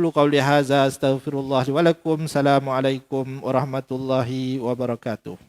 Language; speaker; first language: Malay; native; Malay